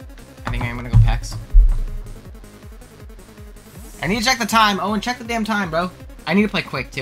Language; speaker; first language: English; native; English